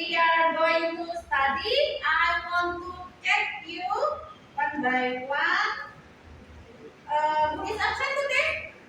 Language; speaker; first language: English; non-native, fluent; Indonesian